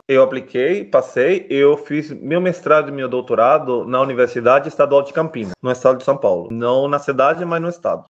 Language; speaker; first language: Portuguese; non-native, fluent; Spanish